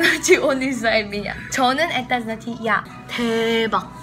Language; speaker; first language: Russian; non-native, learner; Korean